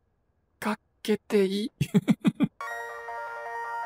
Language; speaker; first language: Japanese; non-native, fluent; English